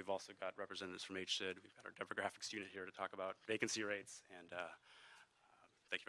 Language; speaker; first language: English; native; English